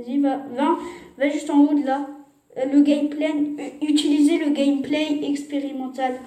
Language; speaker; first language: French; native; French